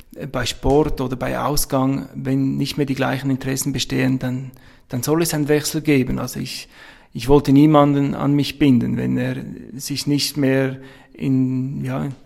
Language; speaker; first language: German; native; German